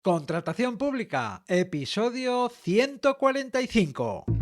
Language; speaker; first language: Spanish; native; Spanish